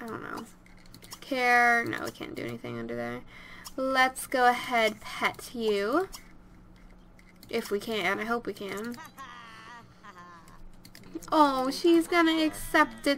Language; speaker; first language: English; native; English